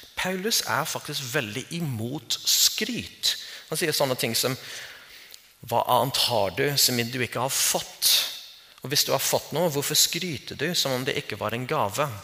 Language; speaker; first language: Norwegian; non-native, fluent; English